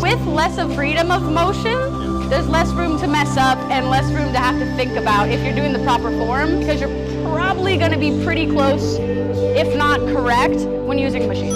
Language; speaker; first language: English; native; English